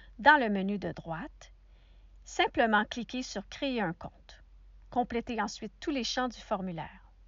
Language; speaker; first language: French; native; French